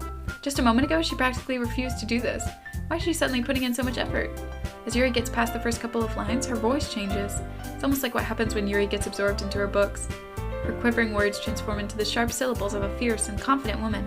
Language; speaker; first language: English; native; English